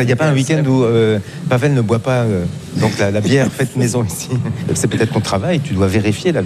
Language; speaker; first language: French; native; French